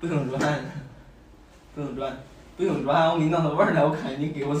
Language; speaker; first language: Chinese; native; Chinese